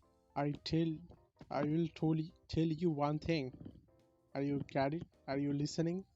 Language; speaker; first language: English; non-native, learner; Bangla